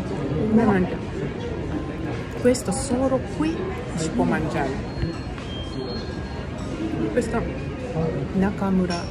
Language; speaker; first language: Italian; non-native, learner; Japanese